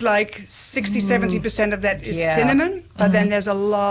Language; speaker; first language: English; non-native, fluent; Dutch